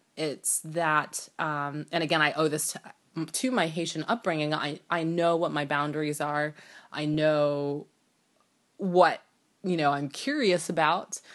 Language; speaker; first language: English; native; English